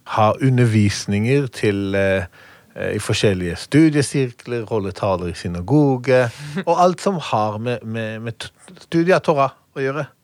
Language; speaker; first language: Norwegian; non-native, fluent; Hebrew